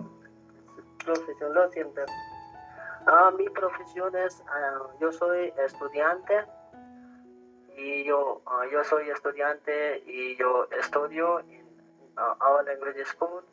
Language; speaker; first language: Spanish; non-native, learner; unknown